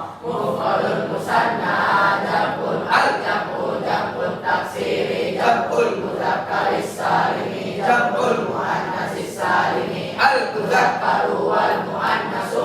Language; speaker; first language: Arabic; non-native, learner; Indonesian